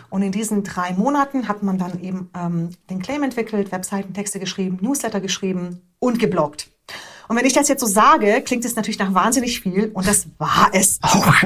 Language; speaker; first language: German; early bilingual, other home language; Hungarian